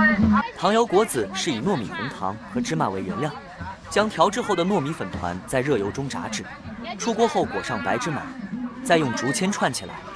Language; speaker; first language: Chinese; native; Chinese